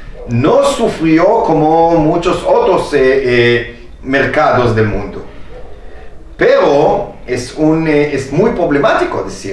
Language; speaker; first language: Spanish; non-native, fluent; Hebrew